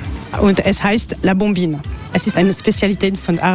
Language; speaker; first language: German; non-native, learner; French